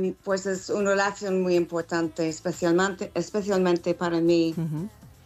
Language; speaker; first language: Spanish; non-native, learner; English